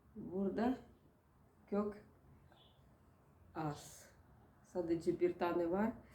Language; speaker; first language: Turkish; non-native, learner; Russian